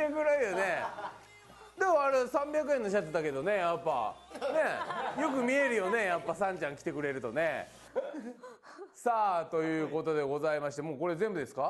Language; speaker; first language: Japanese; native; Japanese